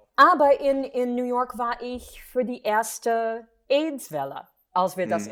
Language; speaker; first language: German; non-native, fluent; English